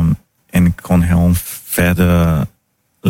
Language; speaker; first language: Dutch; non-native, fluent; Portuguese